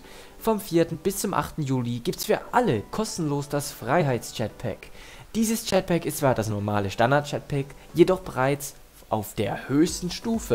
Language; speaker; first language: German; native; German